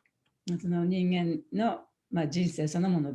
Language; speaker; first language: Japanese; native; Japanese